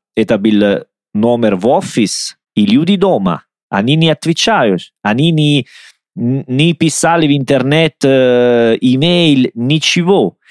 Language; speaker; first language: Russian; non-native, learner; Italian